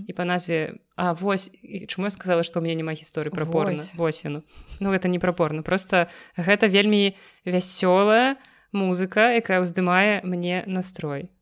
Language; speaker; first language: Belarusian; native; Belarusian